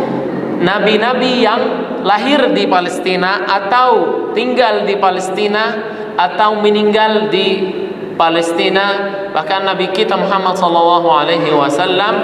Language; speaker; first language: Indonesian; non-native, fluent; Arabic